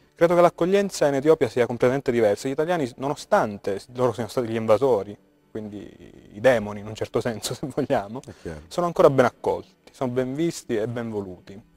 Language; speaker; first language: Italian; early bilingual, heritage; Italian